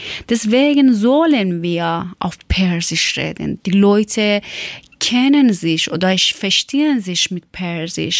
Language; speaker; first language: German; non-native, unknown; Persian